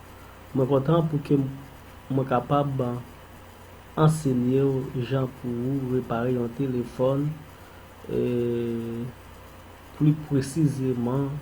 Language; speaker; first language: French; non-native, local second language; Haitian Creole